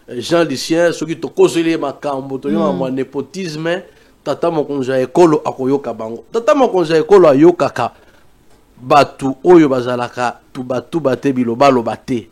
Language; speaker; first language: Lingala; non-native, local second language; Luba-Lulua